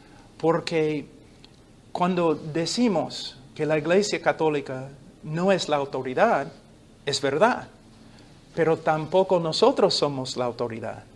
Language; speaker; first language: Spanish; non-native, fluent; English